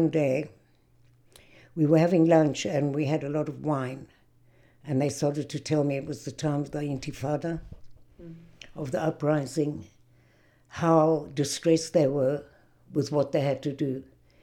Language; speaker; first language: English; native; English